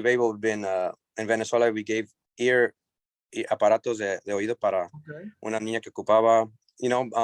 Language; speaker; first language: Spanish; early bilingual, heritage; English